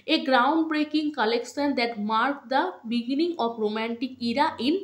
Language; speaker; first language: English; non-native, local second language; Bangla